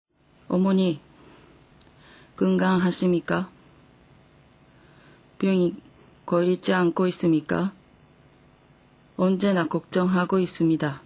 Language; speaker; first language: Korean; non-native, fluent; Japanese